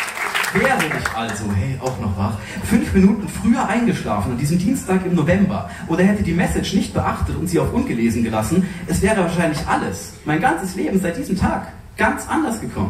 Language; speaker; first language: German; native; German